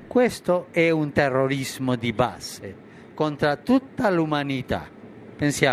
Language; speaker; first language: Italian; non-native, fluent; Spanish